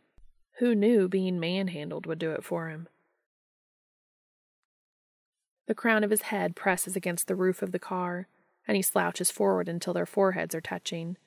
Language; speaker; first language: English; native; English